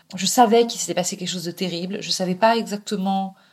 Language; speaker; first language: French; native; French